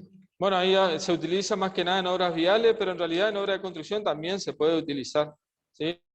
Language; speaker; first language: Spanish; native; Spanish